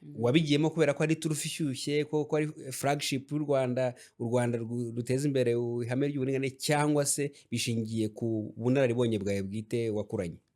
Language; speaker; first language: Kinyarwanda; native; Kinyarwanda